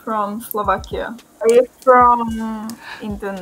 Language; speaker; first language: English; non-native, fluent; Slovak